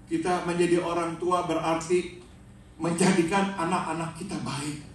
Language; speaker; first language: Indonesian; native; Indonesian